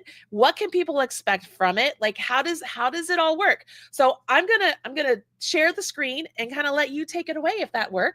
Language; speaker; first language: English; native; English